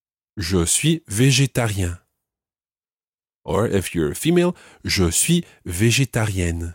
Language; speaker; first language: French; non-native, fluent; English